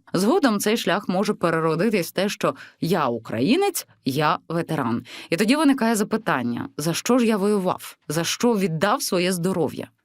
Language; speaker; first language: Ukrainian; native; Ukrainian